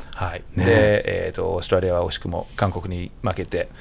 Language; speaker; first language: Japanese; non-native, fluent; English